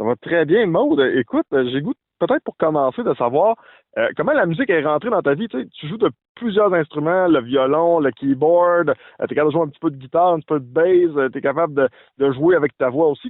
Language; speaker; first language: French; native; French